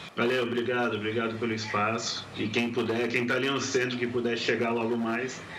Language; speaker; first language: Portuguese; native; Portuguese